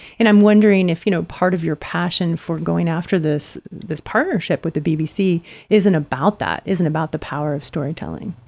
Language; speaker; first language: English; native; English